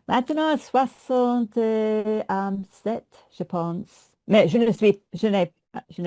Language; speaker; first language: French; non-native, learner; English